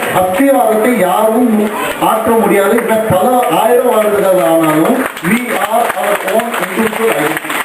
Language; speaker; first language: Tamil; non-native, local second language; Marwari